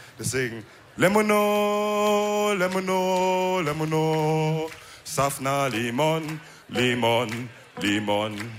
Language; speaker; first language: German; early bilingual, other home language; Wolof